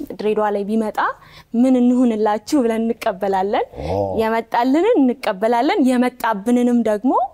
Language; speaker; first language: Amharic; native; Amharic